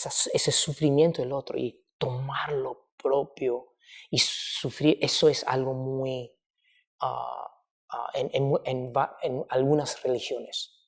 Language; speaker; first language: Spanish; non-native, fluent; Chinese